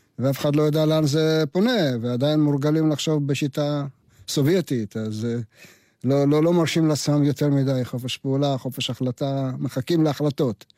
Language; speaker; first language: Hebrew; non-native, fluent; Russian